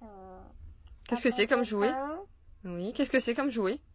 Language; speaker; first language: French; native; French